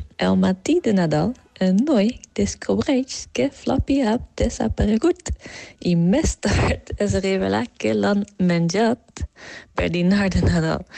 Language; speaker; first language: Catalan; non-native, fluent; Dutch